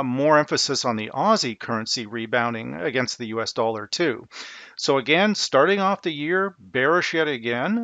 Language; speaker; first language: English; native; English